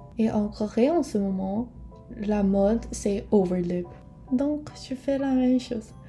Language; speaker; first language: French; non-native, fluent; Korean